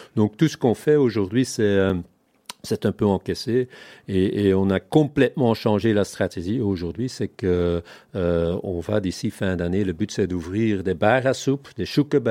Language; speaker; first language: French; non-native, fluent; Dutch